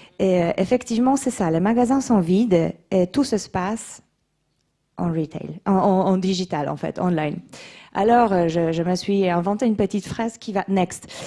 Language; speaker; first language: French; non-native, fluent; Polish